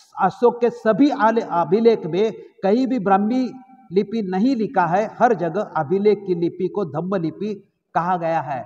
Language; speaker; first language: Hindi; non-native, local second language; Marathi